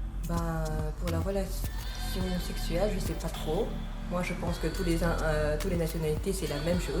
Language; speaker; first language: French; non-native, fluent; Japanese